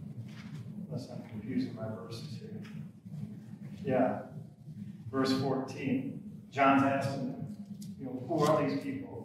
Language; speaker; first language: English; native; English